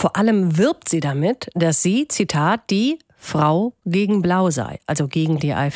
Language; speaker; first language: German; native; German